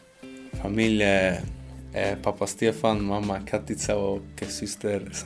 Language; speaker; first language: Swedish; early bilingual, other home language; Macedonian